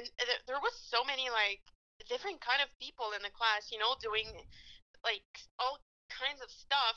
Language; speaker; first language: English; non-native, fluent; French